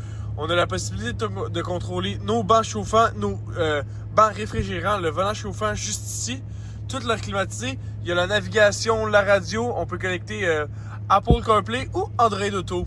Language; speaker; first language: French; native; French